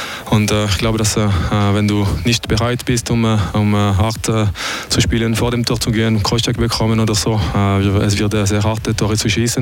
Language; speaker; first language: German; non-native, local second language; French